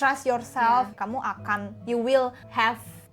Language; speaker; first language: English; non-native, learner; Indonesian